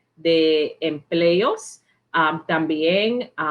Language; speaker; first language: Spanish; non-native, learner; English